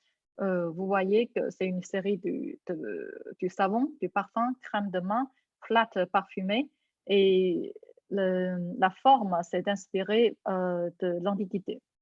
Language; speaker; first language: French; non-native, fluent; Chinese